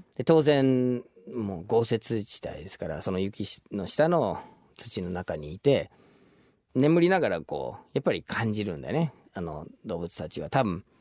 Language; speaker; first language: Japanese; non-native, fluent; English